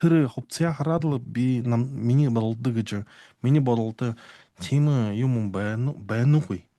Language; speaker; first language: Mongolian; non-native, learner; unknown